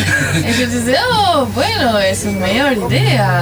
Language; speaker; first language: Spanish; non-native, learner; French